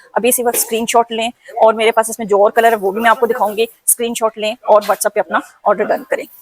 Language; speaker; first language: Urdu; non-native, local second language; Punjabi